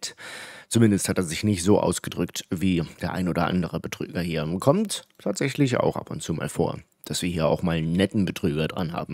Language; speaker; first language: German; native; German